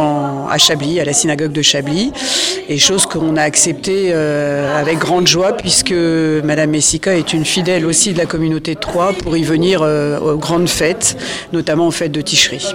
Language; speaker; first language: French; native; French